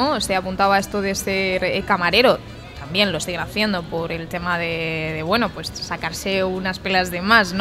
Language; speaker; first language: Spanish; native; Spanish